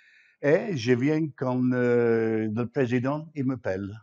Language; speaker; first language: French; non-native, fluent; English